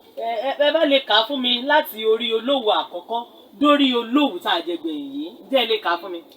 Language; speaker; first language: Yoruba; native; Yoruba